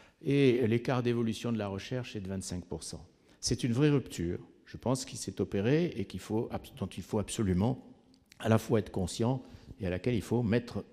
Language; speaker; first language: French; native; French